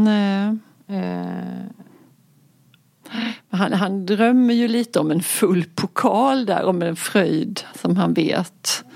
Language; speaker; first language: Swedish; native; Swedish